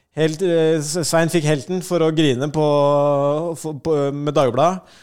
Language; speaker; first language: Norwegian; native; Norwegian